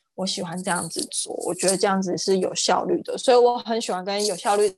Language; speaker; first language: Chinese; native; Chinese